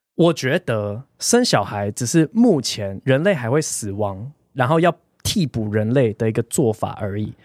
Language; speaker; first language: Chinese; native; Chinese